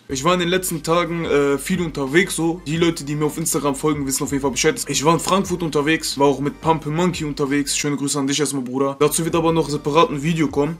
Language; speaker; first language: German; native; German